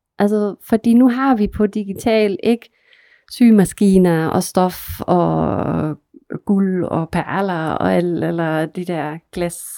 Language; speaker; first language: Danish; non-native, fluent; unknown